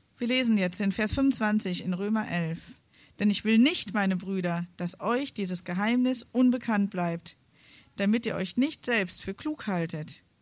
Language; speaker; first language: German; native; German